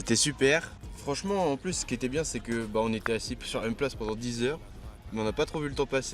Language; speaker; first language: French; native; French